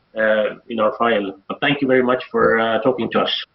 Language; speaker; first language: English; non-native, fluent; Estonian